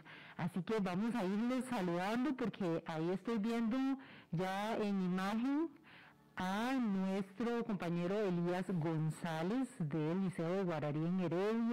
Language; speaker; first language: Spanish; native; Spanish